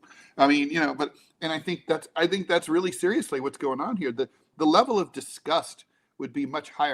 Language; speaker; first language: English; native; English